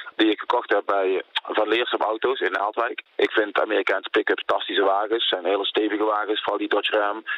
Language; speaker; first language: Dutch; native; Dutch